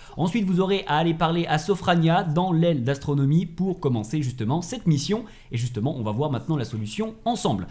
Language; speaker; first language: French; native; French